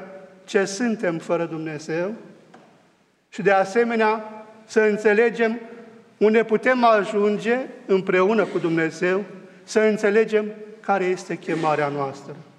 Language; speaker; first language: Romanian; native; Romanian